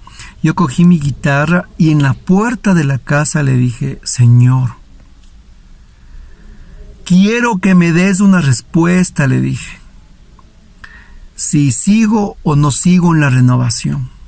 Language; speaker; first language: Spanish; native; Spanish